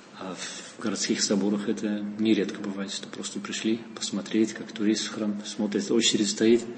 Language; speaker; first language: Russian; non-native, fluent; Dutch